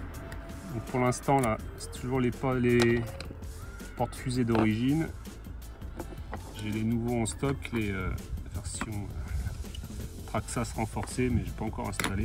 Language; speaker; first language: French; native; French